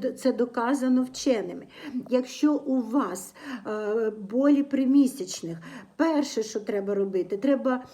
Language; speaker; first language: Ukrainian; non-native, local second language; Russian